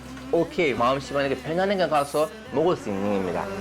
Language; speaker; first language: Korean; non-native, learner; Turkish